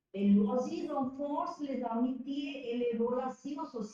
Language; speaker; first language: French; non-native, learner; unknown